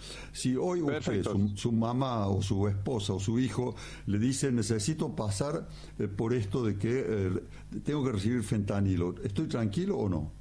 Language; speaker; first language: Spanish; native; Spanish